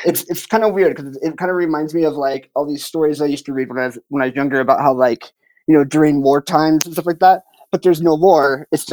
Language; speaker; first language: English; native; English